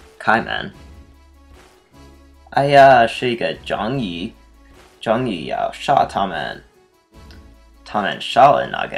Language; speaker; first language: Chinese; non-native, learner; English